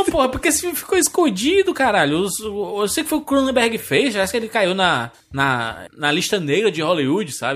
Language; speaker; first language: Portuguese; native; Portuguese